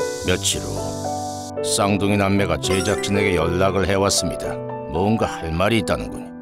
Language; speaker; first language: Korean; native; Korean